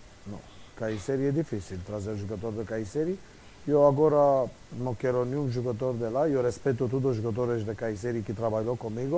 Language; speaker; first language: Portuguese; non-native, fluent; Romanian